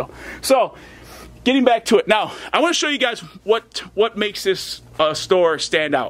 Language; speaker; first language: English; native; English